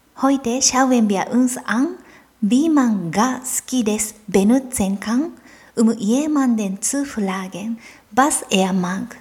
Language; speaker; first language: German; non-native, fluent; Japanese